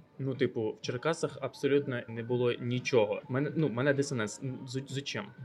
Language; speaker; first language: Ukrainian; native; Ukrainian